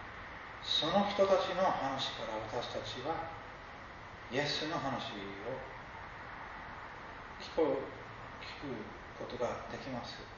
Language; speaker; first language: Japanese; non-native, fluent; English